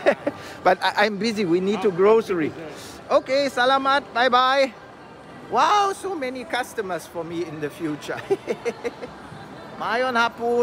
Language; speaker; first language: English; non-native, fluent; German